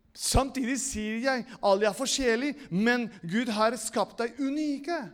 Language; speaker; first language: Norwegian; non-native, fluent; Spanish